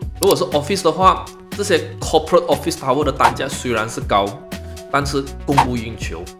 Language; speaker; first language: Chinese; native; Chinese